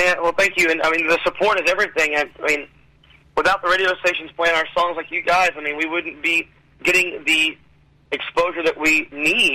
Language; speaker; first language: English; native; English